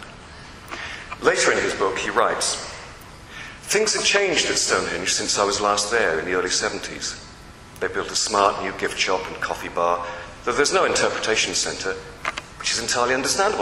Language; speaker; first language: English; native; English